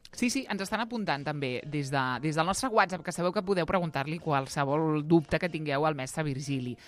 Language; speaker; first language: Catalan; native; Catalan